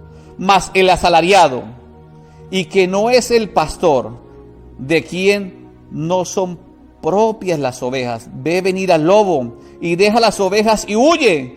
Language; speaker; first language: Spanish; native; Spanish